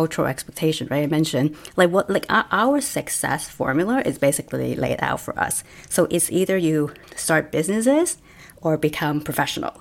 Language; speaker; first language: English; non-native, local second language; Cantonese